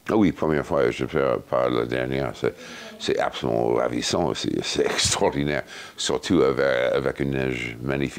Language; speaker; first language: French; non-native, fluent; English